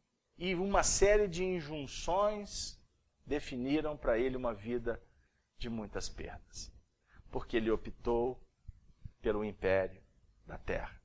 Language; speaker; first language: Portuguese; native; Portuguese